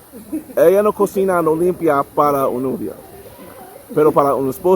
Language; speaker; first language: Spanish; non-native, learner; English